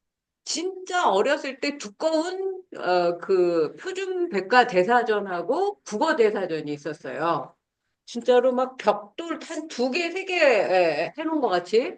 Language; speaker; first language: Korean; native; Korean